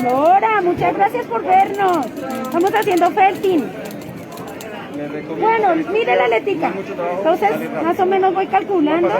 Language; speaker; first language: Spanish; native; Spanish